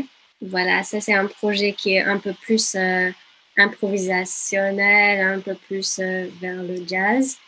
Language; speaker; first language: French; non-native, fluent; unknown